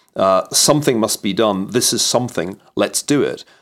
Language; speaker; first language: English; native; English